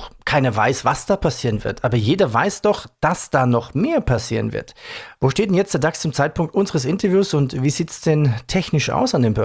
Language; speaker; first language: German; native; German